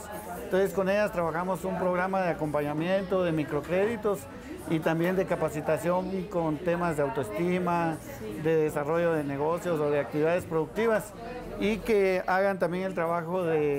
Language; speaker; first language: Spanish; native; Spanish